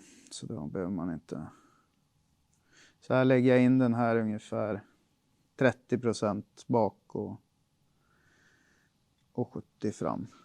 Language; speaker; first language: Swedish; native; Swedish